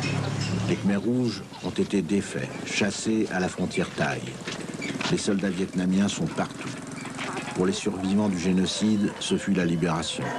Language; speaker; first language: French; native; French